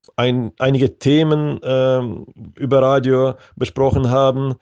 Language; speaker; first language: German; non-native, fluent; Ukrainian